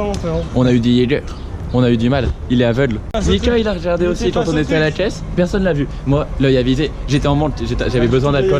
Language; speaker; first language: French; native; French